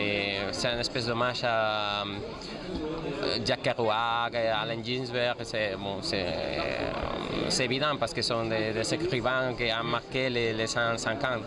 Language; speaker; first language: French; non-native, fluent; Spanish